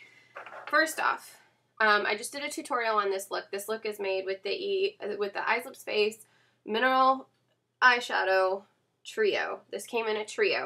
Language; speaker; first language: English; native; English